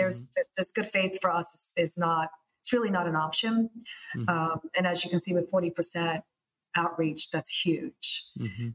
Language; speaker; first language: English; early bilingual, other home language; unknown